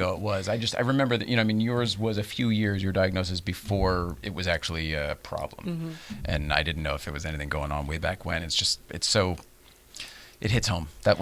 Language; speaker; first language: English; native; English